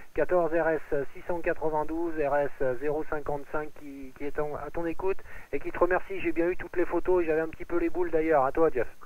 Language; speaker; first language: French; native; French